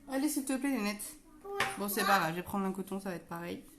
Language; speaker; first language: French; native; French